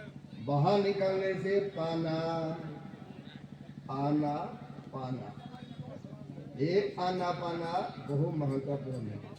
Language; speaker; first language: Hindi; non-native, fluent; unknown